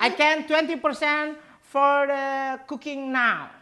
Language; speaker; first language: English; non-native, learner; Indonesian